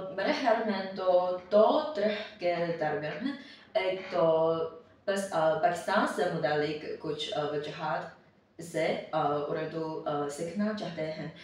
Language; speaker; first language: Urdu; non-native, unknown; Chinese